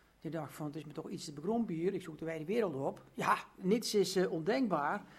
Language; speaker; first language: Dutch; native; Dutch